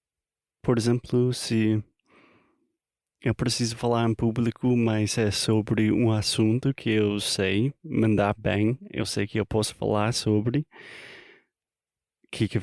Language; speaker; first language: Portuguese; non-native, fluent; English